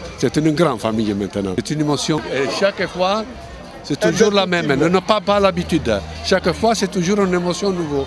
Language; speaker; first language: French; non-native, fluent; Italian